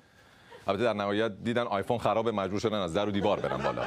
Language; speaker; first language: Persian; native; Persian